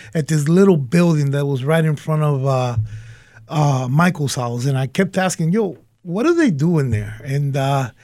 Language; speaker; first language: English; early bilingual, other home language; Spanish